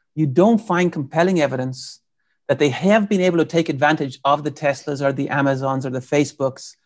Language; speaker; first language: English; native; English